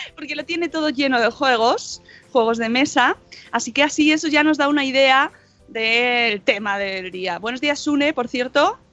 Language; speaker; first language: Spanish; native; Spanish